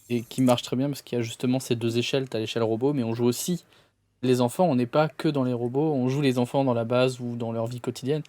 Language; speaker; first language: French; native; French